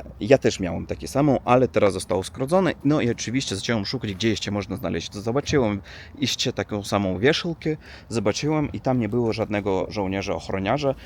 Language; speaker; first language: Polish; non-native, learner; Russian